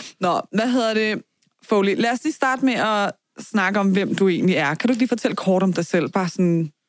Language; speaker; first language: Danish; early bilingual, other home language; Persian